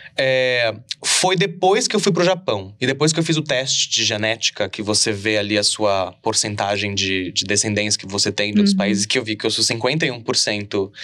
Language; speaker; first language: Portuguese; native; Portuguese